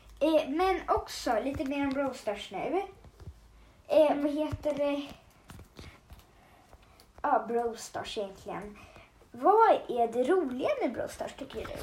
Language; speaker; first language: Swedish; native; Swedish